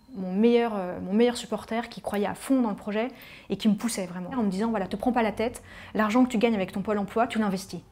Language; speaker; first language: French; native; French